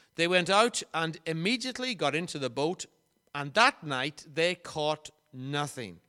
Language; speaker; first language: English; native; English